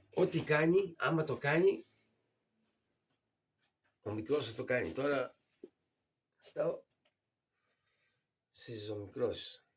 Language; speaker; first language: Greek; early bilingual, heritage; Greek